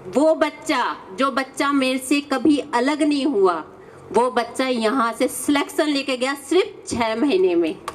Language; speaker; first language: Hindi; native; Hindi